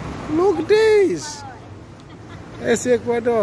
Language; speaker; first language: Portuguese; non-native, local second language; Kabuverdianu